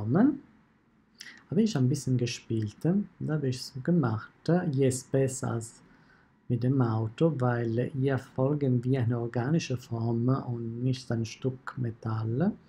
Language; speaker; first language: German; non-native, fluent; Italian